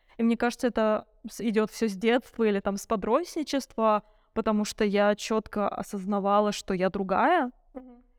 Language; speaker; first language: Russian; early bilingual, other home language; Arabic